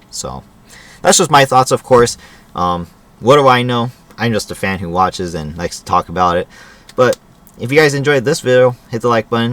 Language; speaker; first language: English; native; English